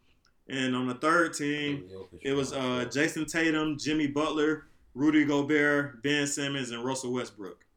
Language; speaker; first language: English; native; English